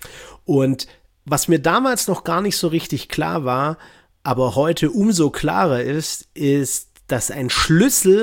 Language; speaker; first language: German; native; German